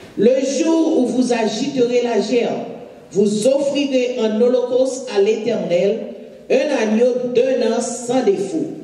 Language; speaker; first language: French; non-native, local second language; Haitian Creole